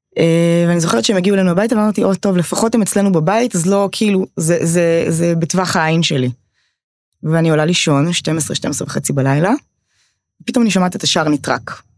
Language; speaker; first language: Hebrew; native; Hebrew